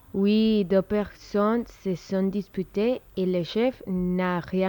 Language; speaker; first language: French; non-native, learner; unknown